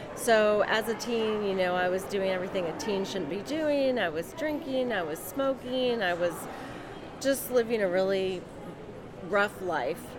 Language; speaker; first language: English; native; English